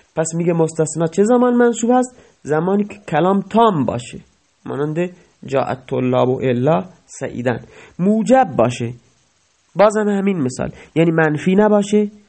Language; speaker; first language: Persian; non-native, local second language; Baluchi